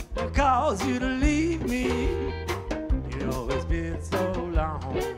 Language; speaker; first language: English; native; English